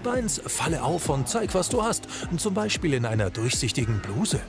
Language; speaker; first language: German; native; German